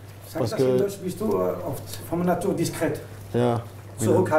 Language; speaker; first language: German; non-native, learner; French